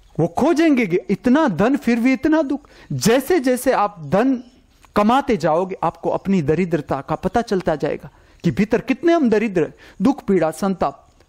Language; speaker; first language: Hindi; non-native, local second language; Gujarati